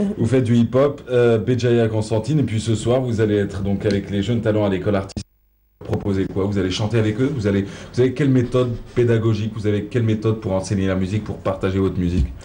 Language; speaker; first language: French; non-native, local second language; Arabic